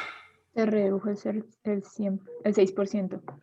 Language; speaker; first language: Spanish; native; Spanish